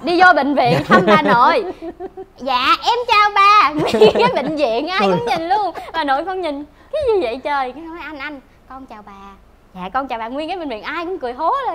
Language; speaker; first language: Vietnamese; native; Vietnamese